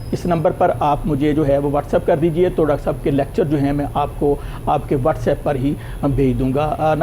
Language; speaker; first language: Urdu; non-native, local second language; Punjabi